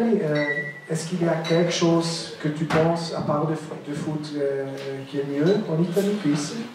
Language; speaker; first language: French; non-native, local second language; German